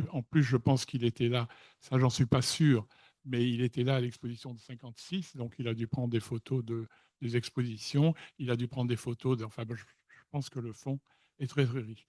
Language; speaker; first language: French; native; French